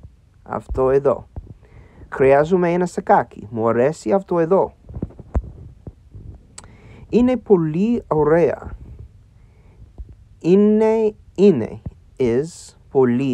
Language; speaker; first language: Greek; non-native, learner; English